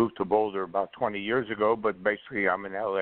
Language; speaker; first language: English; native; English